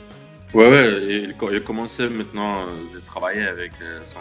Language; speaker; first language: French; non-native, learner; Russian